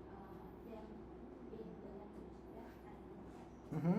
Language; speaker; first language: English; non-native, learner; Vietnamese